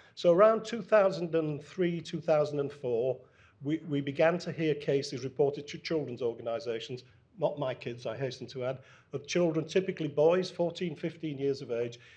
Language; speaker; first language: English; native; English